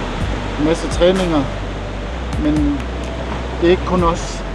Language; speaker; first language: Danish; native; Danish